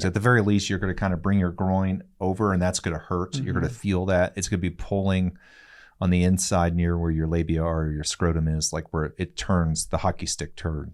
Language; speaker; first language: English; native; English